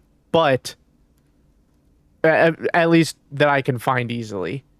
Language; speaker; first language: English; native; English